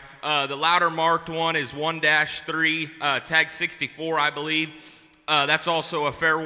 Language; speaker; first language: English; native; English